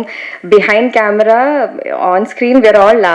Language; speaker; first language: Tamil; non-native, learner; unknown